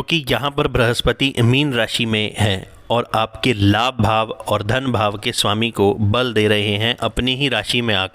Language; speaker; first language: Hindi; native; Hindi